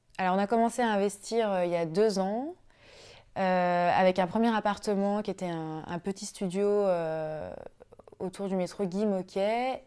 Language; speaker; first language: French; native; French